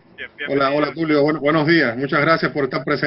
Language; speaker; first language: Spanish; native; Spanish